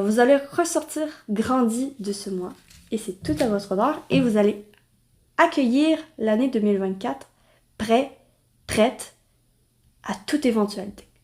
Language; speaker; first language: French; native; French